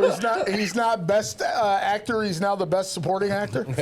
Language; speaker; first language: English; native; English